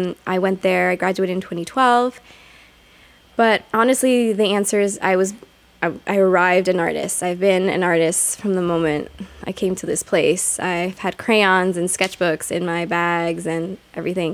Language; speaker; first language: English; native; English